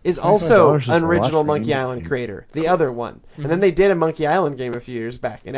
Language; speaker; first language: English; native; English